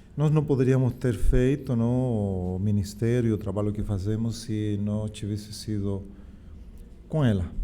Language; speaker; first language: Portuguese; non-native, fluent; Spanish